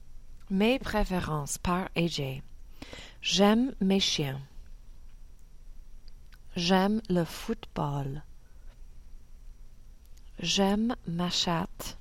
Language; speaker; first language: French; non-native, learner; English